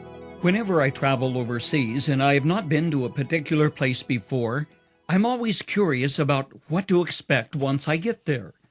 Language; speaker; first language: English; native; English